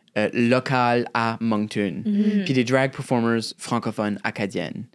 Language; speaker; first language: French; native; French